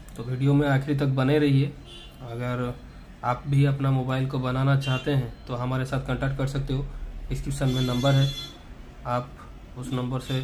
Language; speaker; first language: Hindi; non-native, local second language; Odia